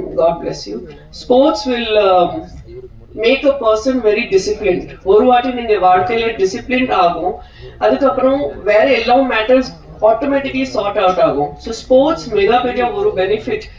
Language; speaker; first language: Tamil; non-native, fluent; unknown